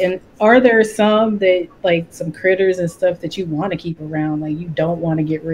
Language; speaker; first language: English; native; English